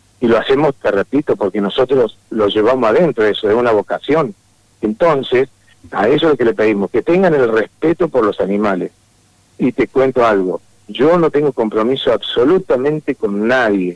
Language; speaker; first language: Spanish; native; Spanish